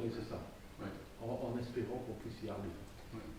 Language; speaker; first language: French; native; French